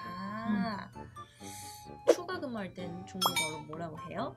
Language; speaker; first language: Korean; non-native, fluent; Chinese